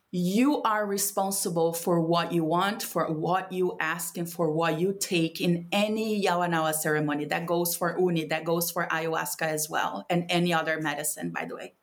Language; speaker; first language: English; non-native, fluent; Portuguese